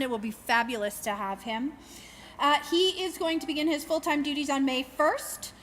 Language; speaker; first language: English; native; English